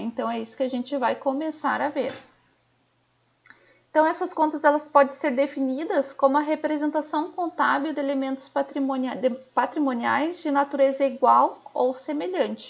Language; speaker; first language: Portuguese; native; Portuguese